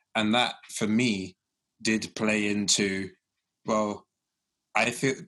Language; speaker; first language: English; early bilingual, other home language; Yoruba